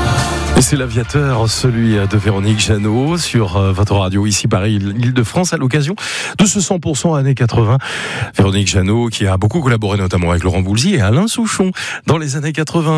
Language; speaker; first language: French; native; French